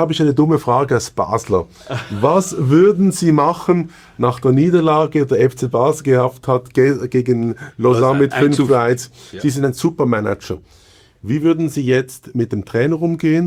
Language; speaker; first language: German; native; German